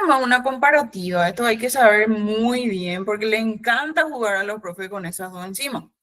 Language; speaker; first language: Spanish; native; Spanish